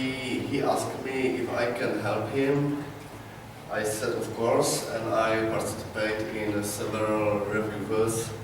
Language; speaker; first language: English; non-native, learner; Czech